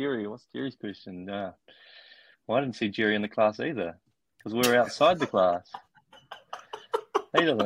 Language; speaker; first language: English; native; English